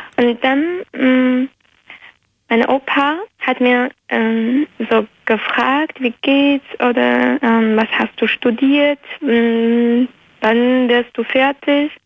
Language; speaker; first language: German; non-native, fluent; Chinese